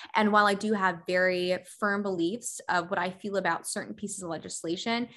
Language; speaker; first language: English; native; English